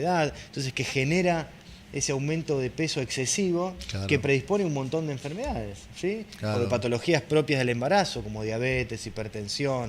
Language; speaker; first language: Spanish; native; Spanish